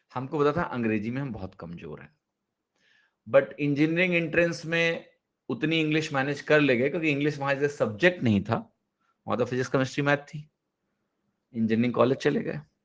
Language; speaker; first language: Hindi; native; Hindi